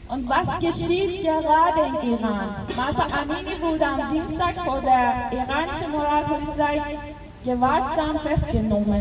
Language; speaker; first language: German; non-native, local second language; Persian